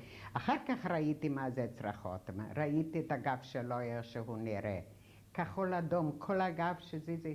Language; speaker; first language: Hebrew; non-native, fluent; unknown